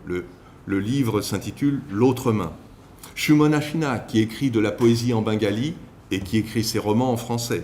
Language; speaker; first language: French; native; French